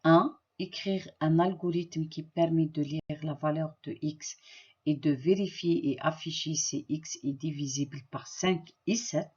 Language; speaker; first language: French; non-native, local second language; Arabic